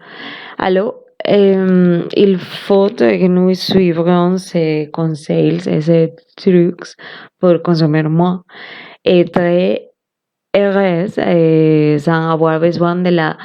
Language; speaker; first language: French; non-native, learner; Spanish